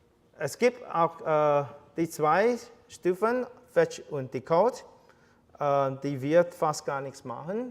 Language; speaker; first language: German; non-native, fluent; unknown